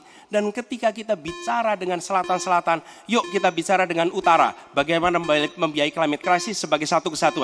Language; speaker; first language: Indonesian; native; Indonesian